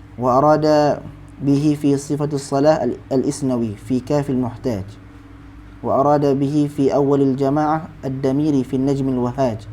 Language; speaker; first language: Arabic; non-native, fluent; Malay